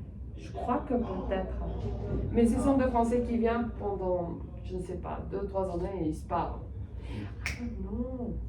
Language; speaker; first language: French; non-native, fluent; Spanish